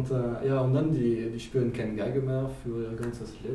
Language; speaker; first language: German; non-native, fluent; French